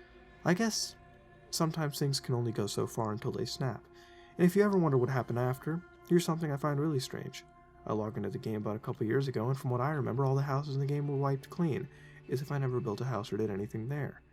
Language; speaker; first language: English; native; English